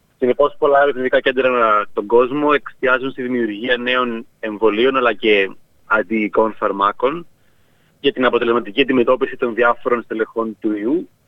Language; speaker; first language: Greek; native; Greek